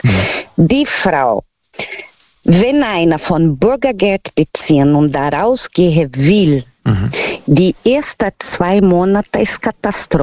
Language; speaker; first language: German; non-native, learner; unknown